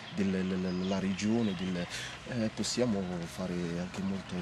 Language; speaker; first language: Italian; non-native, learner; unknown